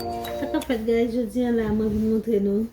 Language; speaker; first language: French; non-native, learner; Haitian Creole